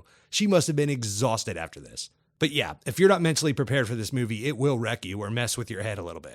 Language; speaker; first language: English; native; English